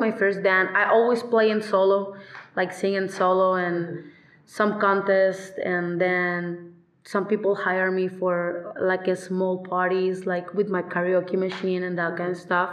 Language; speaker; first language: English; non-native, learner; Spanish